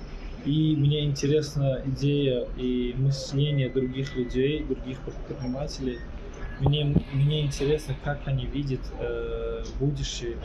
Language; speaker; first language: Russian; non-native, fluent; Turkmen